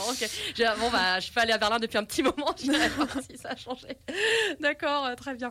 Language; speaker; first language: French; native; French